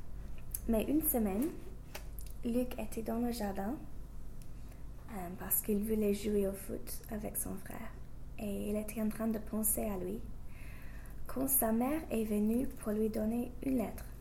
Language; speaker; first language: French; non-native, learner; English